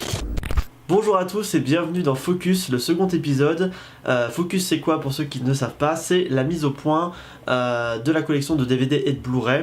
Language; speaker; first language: French; native; French